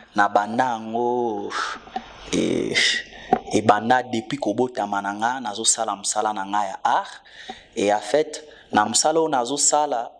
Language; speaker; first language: Lingala; non-native, local second language; Swahili